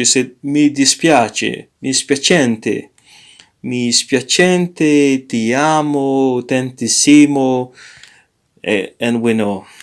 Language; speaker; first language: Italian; non-native, learner; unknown